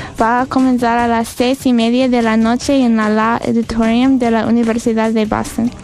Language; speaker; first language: Spanish; non-native, learner; English